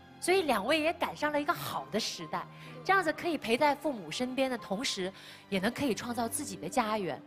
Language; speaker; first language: Chinese; native; Chinese